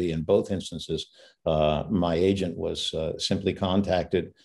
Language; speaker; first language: English; native; English